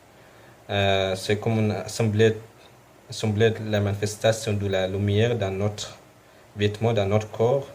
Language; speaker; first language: French; non-native, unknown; Arabic